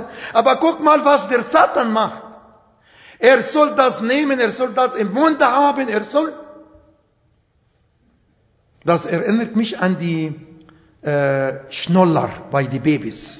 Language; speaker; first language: German; non-native, fluent; Arabic